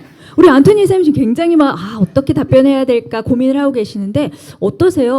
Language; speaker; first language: Korean; native; Korean